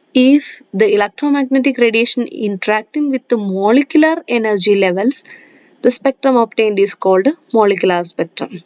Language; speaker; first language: English; non-native, local second language; Malayalam